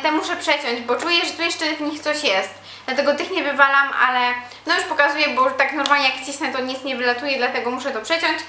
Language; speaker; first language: Polish; native; Polish